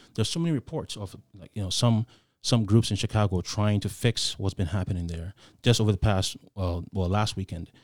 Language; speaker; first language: English; non-native, local second language; Akan